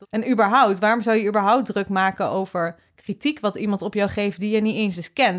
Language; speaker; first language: Dutch; native; Dutch